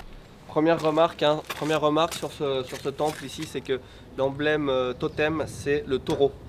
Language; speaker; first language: French; native; French